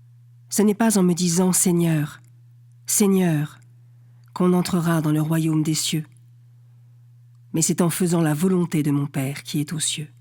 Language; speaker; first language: French; native; French